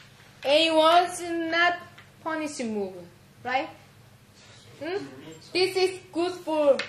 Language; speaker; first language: English; non-native, learner; Korean